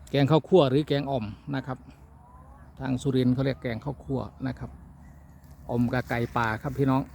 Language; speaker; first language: Thai; native; Thai